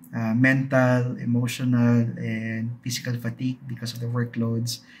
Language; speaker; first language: English; non-native, local second language; Bikol